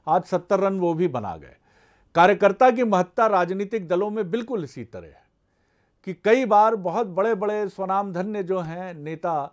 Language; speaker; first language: Hindi; native; Hindi